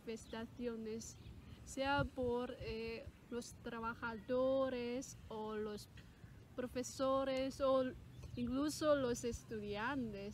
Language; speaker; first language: Spanish; non-native, fluent; Cantonese